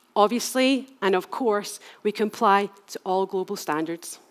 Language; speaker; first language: English; native; English